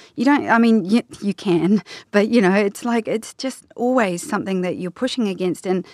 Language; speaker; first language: English; native; English